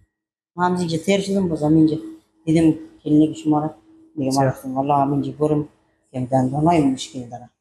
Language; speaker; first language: Persian; non-native, local second language; Hazaragi